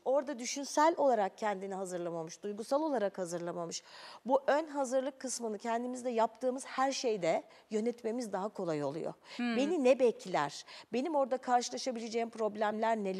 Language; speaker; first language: Turkish; native; Turkish